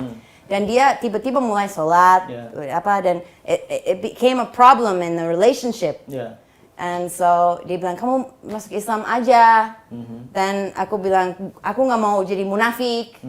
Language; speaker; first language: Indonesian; non-native, fluent; English